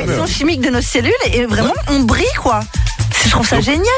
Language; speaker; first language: French; native; French